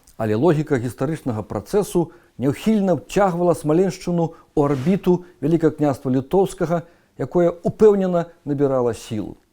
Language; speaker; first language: Belarusian; native; Belarusian